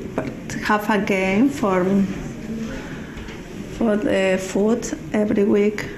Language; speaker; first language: English; non-native, learner; Spanish